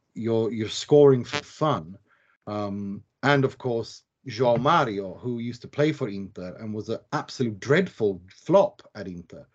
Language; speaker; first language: English; non-native, fluent; Swedish